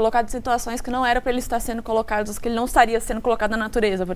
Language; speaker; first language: Portuguese; native; Portuguese